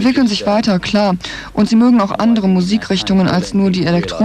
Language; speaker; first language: German; native; German